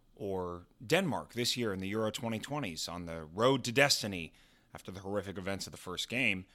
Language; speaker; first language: English; native; English